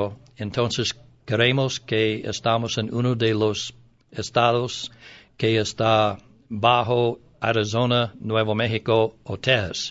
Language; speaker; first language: Spanish; non-native, learner; English